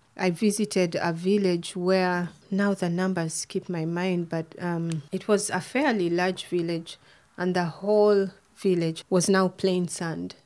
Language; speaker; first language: English; non-native, local second language; Ganda